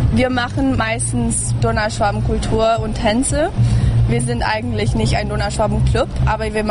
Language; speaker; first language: German; early bilingual, heritage; English